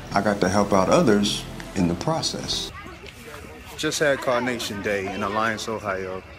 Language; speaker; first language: English; native; English